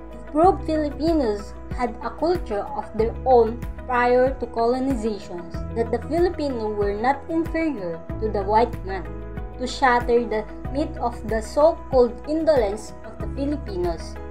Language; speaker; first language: English; non-native, local second language; Filipino